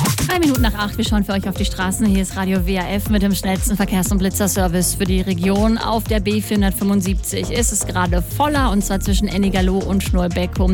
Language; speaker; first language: German; native; German